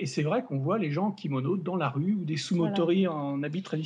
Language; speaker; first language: French; native; French